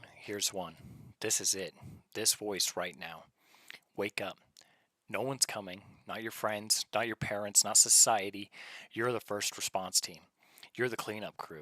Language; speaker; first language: English; native; English